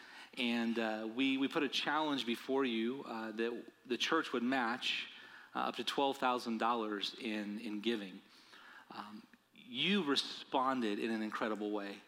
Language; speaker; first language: English; native; English